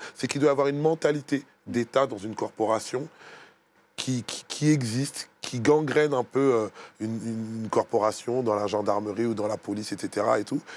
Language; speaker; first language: French; native; French